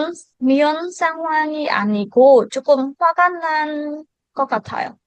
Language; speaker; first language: Korean; non-native, learner; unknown